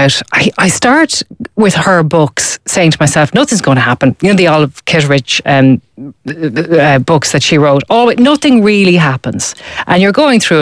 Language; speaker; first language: English; native; English